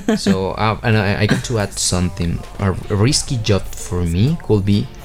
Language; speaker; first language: English; non-native, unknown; Spanish